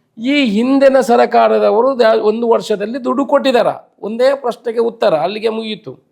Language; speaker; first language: Kannada; non-native, local second language; Tulu